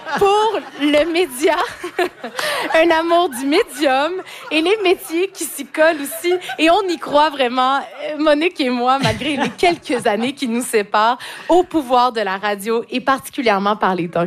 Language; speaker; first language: French; native; French